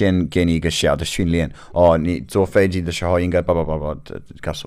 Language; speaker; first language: Chinese; non-native, learner; English